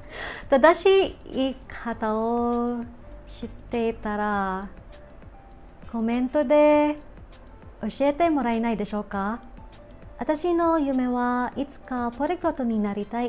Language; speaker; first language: Japanese; non-native, learner; Filipino